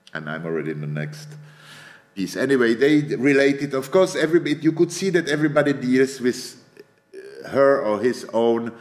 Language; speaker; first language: English; non-native, fluent; Czech